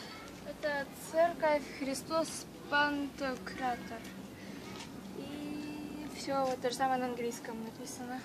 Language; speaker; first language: Russian; native; Russian